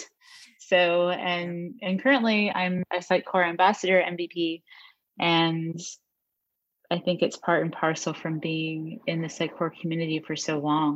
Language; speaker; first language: English; native; English